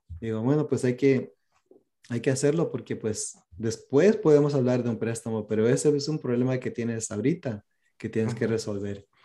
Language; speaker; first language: Spanish; early bilingual, heritage; Spanish